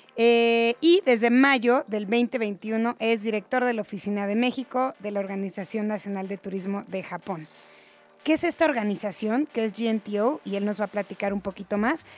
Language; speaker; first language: Spanish; native; Spanish